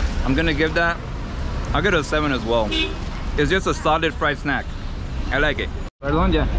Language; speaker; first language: English; early bilingual, other home language; Spanish